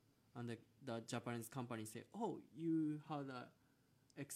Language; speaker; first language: English; non-native, learner; Japanese